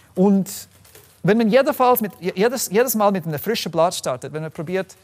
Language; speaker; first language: German; non-native, fluent; English